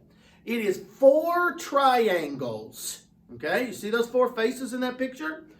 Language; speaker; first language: English; native; English